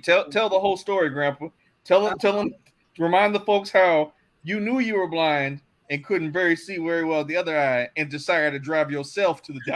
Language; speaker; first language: English; native; English